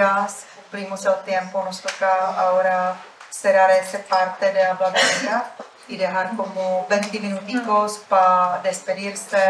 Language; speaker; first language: Spanish; non-native, fluent; Czech